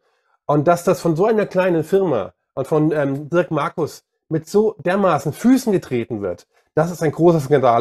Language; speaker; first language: German; native; German